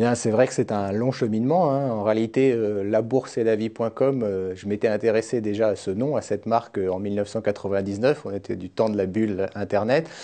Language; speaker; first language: French; native; French